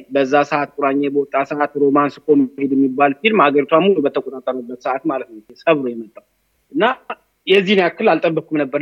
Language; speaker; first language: Amharic; native; Amharic